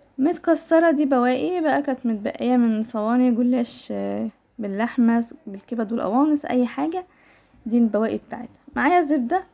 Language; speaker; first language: Arabic; native; Arabic